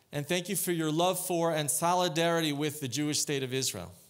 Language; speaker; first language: English; native; English